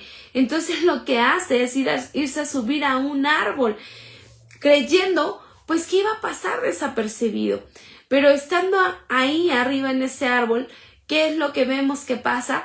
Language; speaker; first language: Spanish; native; Spanish